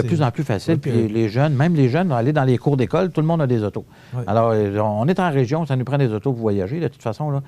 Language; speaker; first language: French; native; French